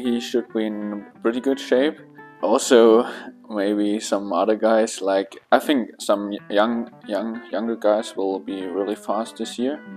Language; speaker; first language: English; non-native, fluent; German